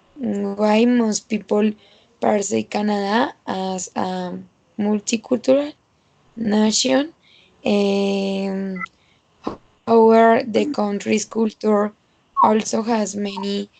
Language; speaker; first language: English; non-native, learner; Spanish